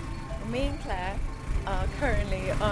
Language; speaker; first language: English; native; English